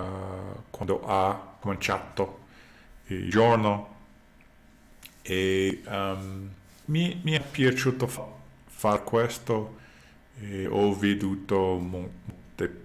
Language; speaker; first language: Italian; non-native, learner; English